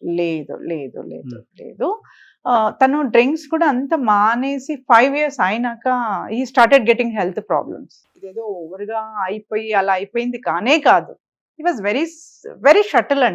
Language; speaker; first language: Telugu; native; Telugu